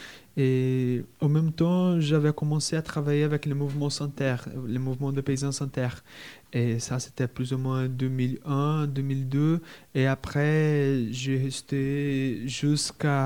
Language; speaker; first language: French; non-native, fluent; Portuguese